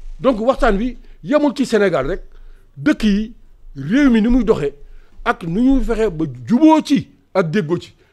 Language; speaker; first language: Wolof; native; Wolof